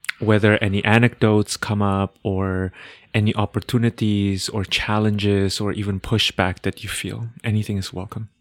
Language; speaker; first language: English; non-native, fluent; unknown